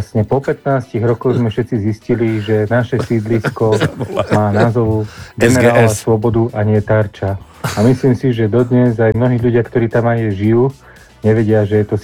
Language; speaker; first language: Slovak; native; Slovak